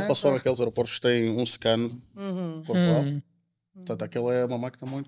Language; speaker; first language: Portuguese; native; Portuguese